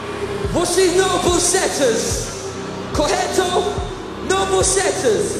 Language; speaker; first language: Portuguese; non-native, learner; English